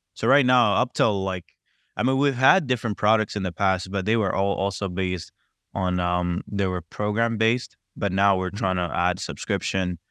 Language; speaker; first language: English; non-native, local second language; Kinyarwanda